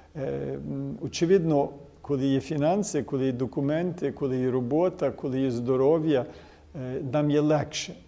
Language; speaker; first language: Ukrainian; early bilingual, heritage; Ukrainian